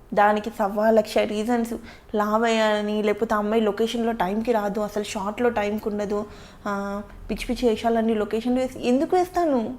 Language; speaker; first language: Telugu; native; Telugu